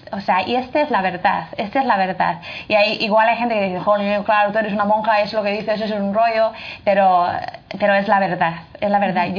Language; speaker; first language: Spanish; non-native, fluent; French